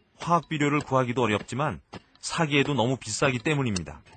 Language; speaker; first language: Korean; native; Korean